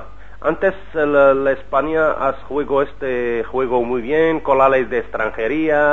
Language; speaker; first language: Spanish; non-native, learner; Arabic